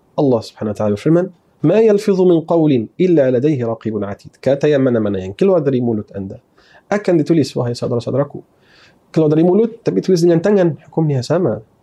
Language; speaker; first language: Malay; non-native, fluent; Arabic